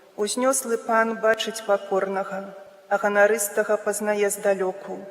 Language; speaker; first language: Belarusian; native; Belarusian